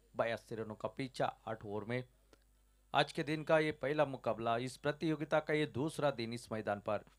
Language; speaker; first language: Hindi; non-native, local second language; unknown